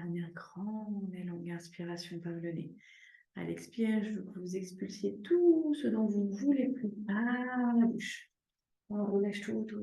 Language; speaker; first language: French; native; French